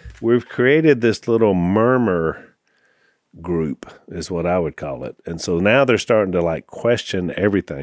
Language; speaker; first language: English; native; English